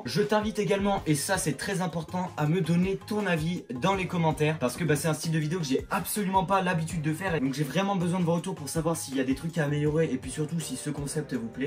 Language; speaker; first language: French; native; French